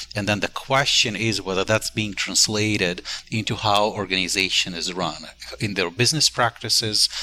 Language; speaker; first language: English; non-native, fluent; Ukrainian